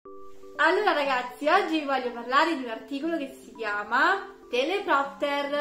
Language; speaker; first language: Italian; native; Italian